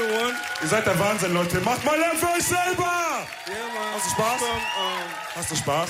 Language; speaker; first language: German; early bilingual, other home language; Wolof